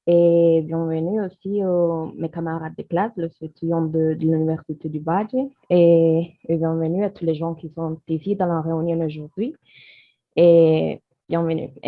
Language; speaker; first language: French; non-native, learner; Spanish